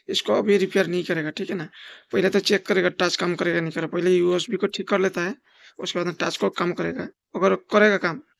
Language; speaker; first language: Hindi; non-native, local second language; Nepali